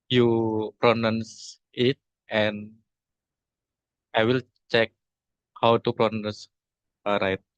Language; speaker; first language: English; non-native, learner; Indonesian